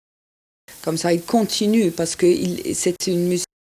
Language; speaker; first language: French; non-native, fluent; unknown